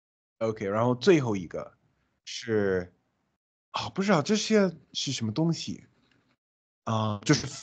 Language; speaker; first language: Chinese; non-native, learner; English